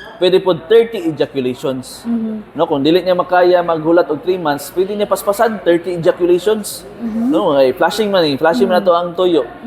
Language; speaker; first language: Cebuano; native; Cebuano